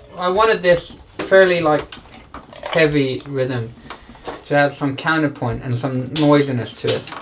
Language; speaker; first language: English; non-native, fluent; Swedish